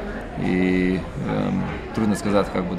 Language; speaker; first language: Russian; non-native, fluent; Slovenian